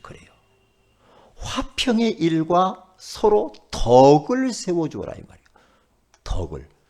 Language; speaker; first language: Korean; native; Korean